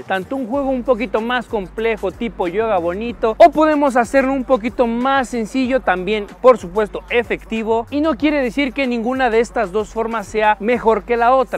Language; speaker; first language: Spanish; native; Spanish